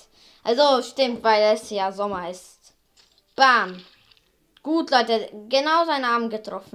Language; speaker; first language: German; early bilingual, other home language; Hungarian